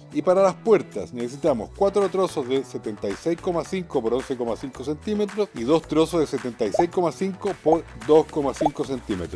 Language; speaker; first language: Spanish; native; Spanish